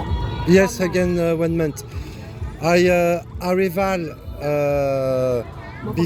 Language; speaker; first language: English; non-native, learner; French